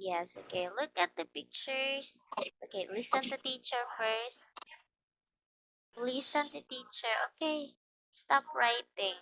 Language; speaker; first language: English; non-native, fluent; Filipino